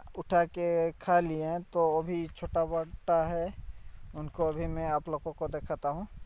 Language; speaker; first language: Hindi; non-native, local second language; Santali